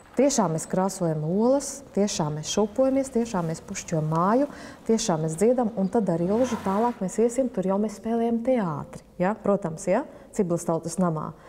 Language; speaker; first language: Latvian; native; Latvian